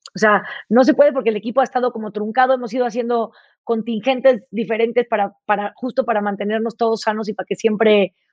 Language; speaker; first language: Spanish; native; Spanish